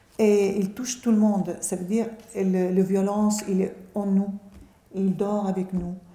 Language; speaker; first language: French; non-native, fluent; Arabic